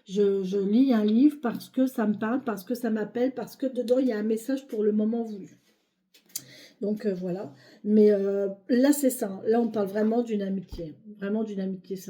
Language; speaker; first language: French; native; French